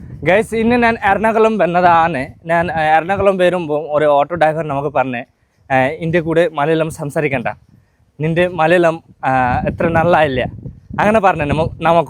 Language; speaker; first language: Malayalam; non-native, learner; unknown